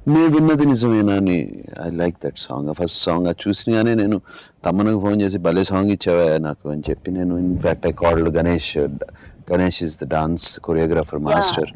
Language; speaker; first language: Telugu; native; Telugu